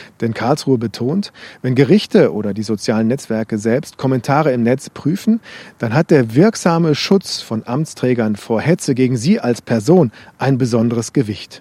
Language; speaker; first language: German; native; German